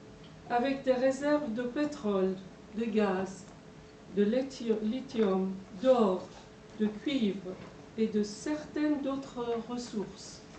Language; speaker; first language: French; non-native, fluent; Persian